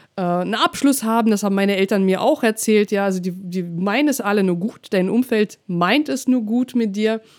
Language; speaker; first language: German; non-native, fluent; Russian